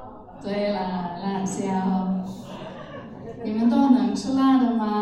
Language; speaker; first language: Chinese; non-native, fluent; German